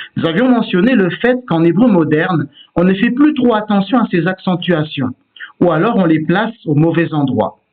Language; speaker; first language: French; native; French